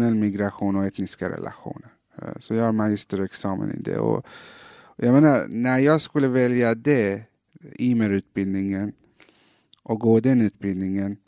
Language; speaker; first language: Swedish; early bilingual, other home language; Persian